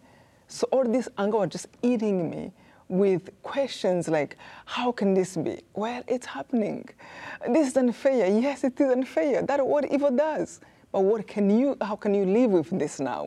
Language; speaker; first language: English; non-native, local second language; Kinyarwanda